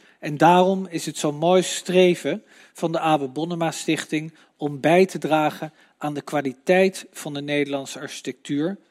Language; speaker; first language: Dutch; native; Dutch